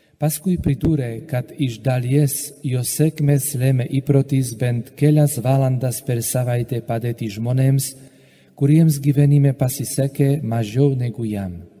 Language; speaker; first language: Lithuanian; non-native, fluent; Slovak